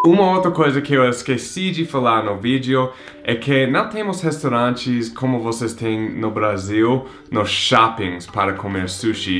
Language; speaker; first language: Portuguese; non-native, fluent; English